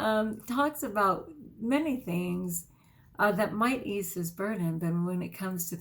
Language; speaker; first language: English; native; English